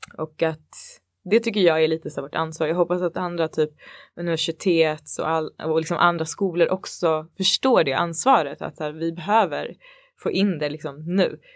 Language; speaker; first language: Swedish; early bilingual, other home language; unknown